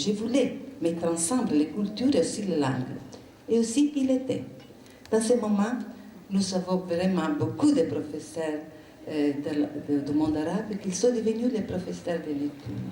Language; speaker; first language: French; non-native, learner; Italian